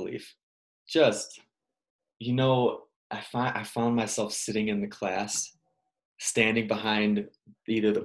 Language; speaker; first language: English; native; English